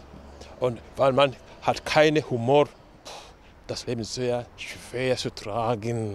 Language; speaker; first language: German; non-native, learner; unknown